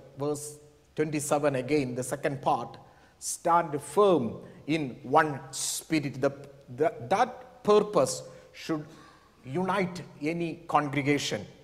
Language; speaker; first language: English; non-native, local second language; Malayalam